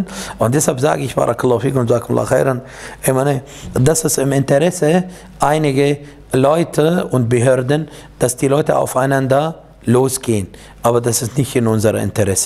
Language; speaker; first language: German; non-native, fluent; Arabic